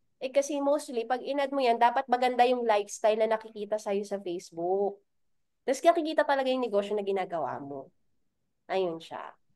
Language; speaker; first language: Filipino; native; Filipino